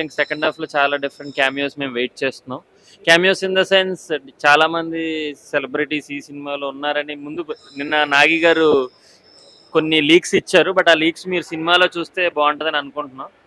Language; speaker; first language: Telugu; native; Telugu